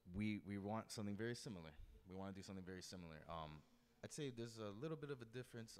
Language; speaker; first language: English; native; English